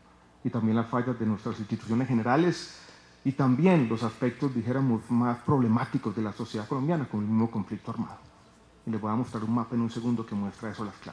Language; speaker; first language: Spanish; native; Spanish